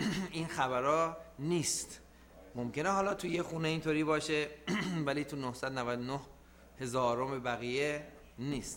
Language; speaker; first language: Persian; native; Persian